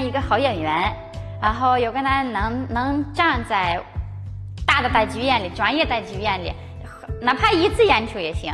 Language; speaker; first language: Chinese; non-native, fluent; Ukrainian